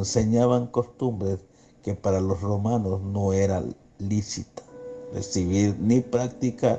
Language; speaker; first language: Spanish; native; Spanish